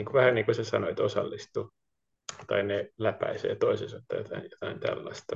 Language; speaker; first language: Finnish; native; Finnish